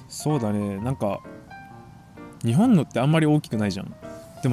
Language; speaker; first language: Japanese; native; Japanese